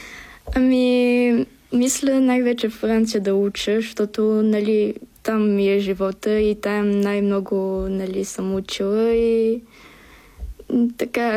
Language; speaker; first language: Bulgarian; early bilingual, heritage; Bulgarian